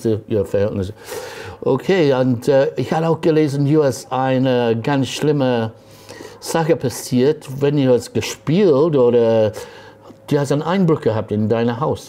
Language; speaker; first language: German; non-native, fluent; English